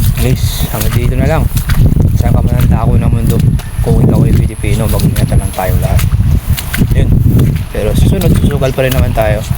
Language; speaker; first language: Filipino; non-native, local second language; Aklanon